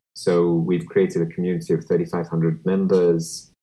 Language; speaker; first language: English; native; English